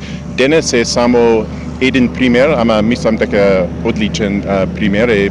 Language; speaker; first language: Macedonian; non-native, fluent; English